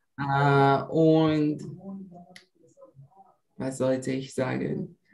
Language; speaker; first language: German; non-native, learner; Portuguese